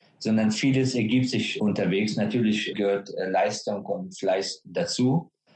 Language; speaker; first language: German; non-native, fluent; Persian